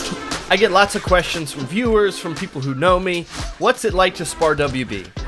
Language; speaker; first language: English; native; English